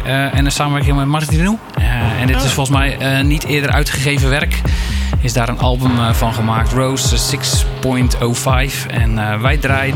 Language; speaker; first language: Dutch; native; Dutch